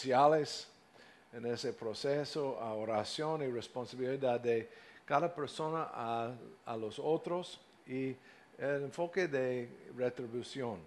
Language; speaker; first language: Spanish; non-native, fluent; English